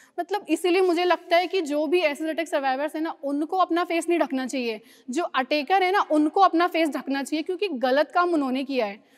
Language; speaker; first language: Hindi; native; Hindi